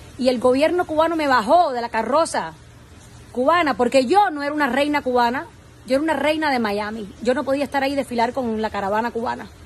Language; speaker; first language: Spanish; native; Spanish